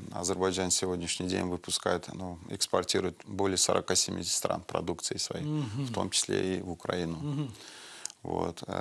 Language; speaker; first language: Russian; non-native, local second language; Azerbaijani